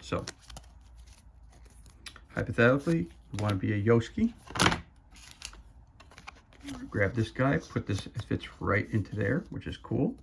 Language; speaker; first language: English; native; English